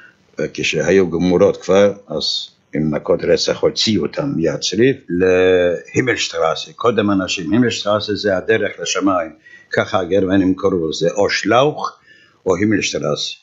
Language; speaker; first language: Hebrew; non-native, fluent; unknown